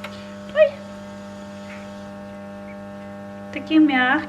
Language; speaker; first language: Russian; non-native, local second language; Azerbaijani